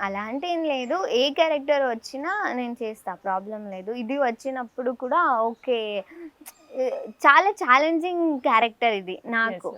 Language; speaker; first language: Telugu; non-native, learner; Kannada